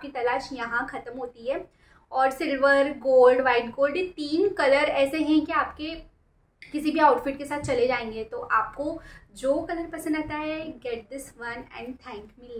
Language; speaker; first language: Hindi; native; Hindi